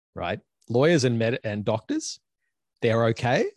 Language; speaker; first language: English; native; English